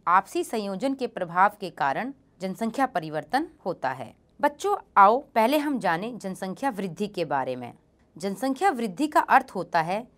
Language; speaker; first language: Hindi; native; Hindi